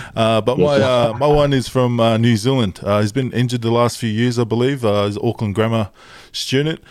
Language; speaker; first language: English; early bilingual, other home language; Tongan